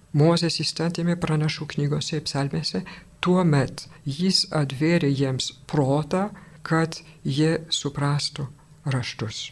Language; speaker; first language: Lithuanian; non-native, fluent; French